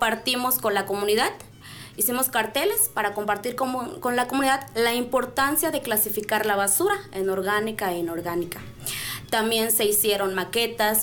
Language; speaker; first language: Spanish; non-native, local second language; Nahuatl languages